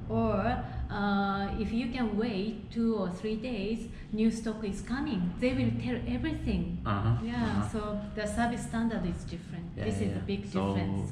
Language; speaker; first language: English; non-native, fluent; Japanese